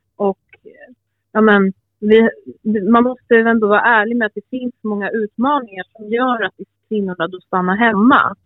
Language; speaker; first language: Swedish; early bilingual, other home language; Albanian